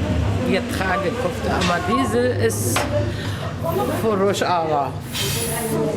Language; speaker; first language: German; non-native, learner; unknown